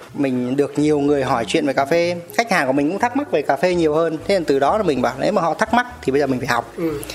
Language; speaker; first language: Vietnamese; native; Vietnamese